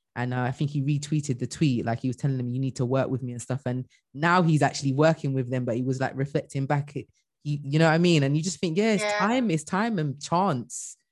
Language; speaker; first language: English; native; English